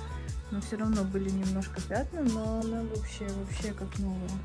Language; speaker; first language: Russian; native; Russian